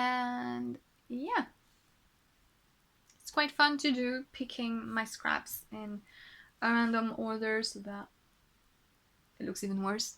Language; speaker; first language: English; non-native, fluent; French